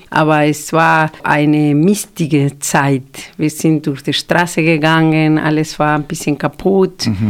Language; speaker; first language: German; non-native, fluent; Spanish